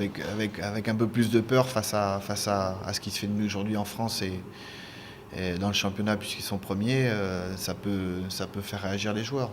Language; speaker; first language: French; native; French